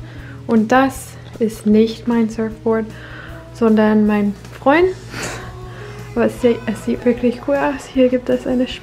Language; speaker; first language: German; non-native, learner; English